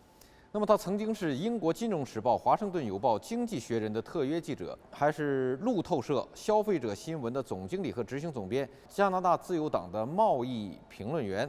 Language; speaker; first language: Chinese; native; Chinese